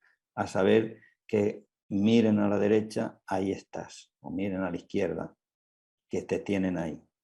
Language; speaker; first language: Spanish; native; Spanish